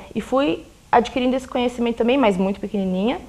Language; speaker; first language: Portuguese; native; Portuguese